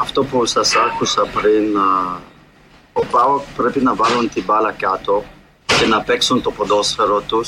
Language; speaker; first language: Greek; non-native, fluent; French